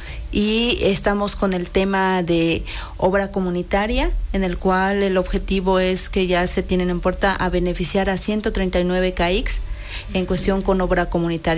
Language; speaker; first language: Spanish; native; Spanish